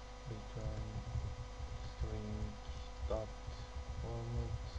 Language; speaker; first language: English; non-native, learner; Turkish